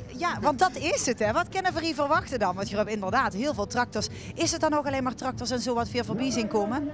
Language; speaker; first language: Dutch; native; Dutch